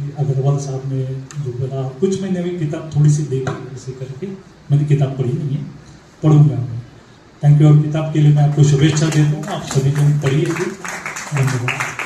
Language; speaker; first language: Hindi; non-native, local second language; Marathi